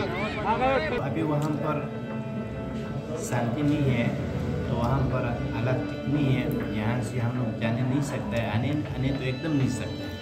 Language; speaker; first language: Hindi; early bilingual, other home language; Pashto